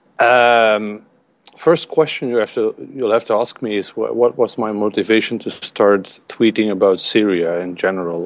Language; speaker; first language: English; non-native, fluent; Dutch